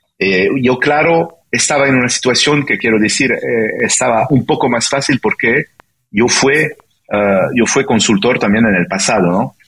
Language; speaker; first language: Spanish; non-native, fluent; French